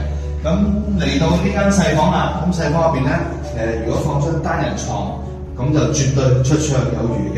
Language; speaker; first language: Cantonese; native; Cantonese